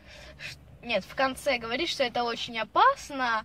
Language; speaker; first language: Russian; early bilingual, heritage; Russian